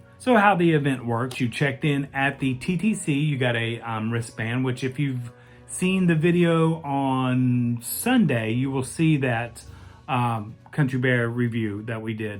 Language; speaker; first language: English; native; English